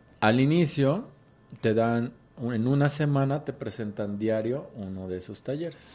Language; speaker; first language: Spanish; native; Spanish